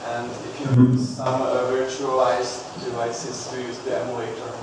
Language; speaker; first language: English; non-native, fluent; Czech